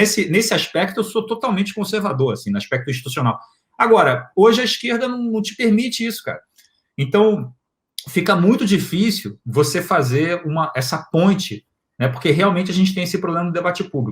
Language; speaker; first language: Portuguese; native; Portuguese